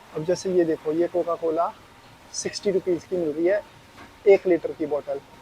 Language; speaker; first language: Hindi; native; Hindi